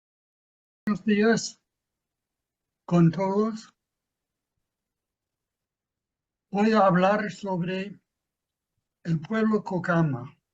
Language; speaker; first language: Spanish; non-native, fluent; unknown